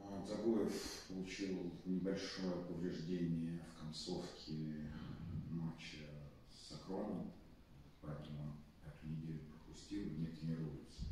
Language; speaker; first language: Russian; native; Russian